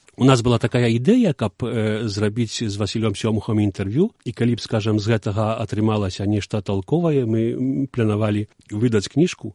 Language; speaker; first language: Belarusian; native; Belarusian